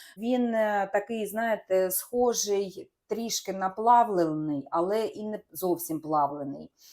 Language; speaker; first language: Ukrainian; non-native, local second language; Russian